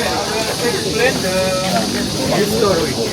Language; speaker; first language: English; non-native, learner; Indonesian